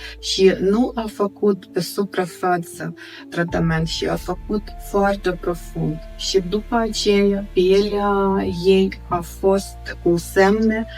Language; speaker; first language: Romanian; non-native, learner; Ukrainian